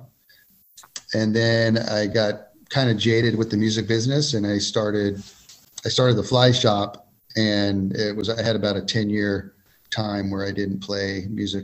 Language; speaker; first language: English; native; English